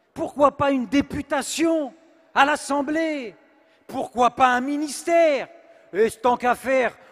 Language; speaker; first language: French; native; French